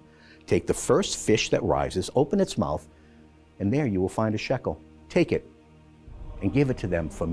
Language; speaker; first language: English; native; English